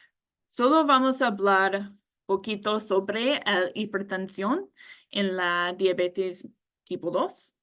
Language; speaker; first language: Spanish; non-native, learner; English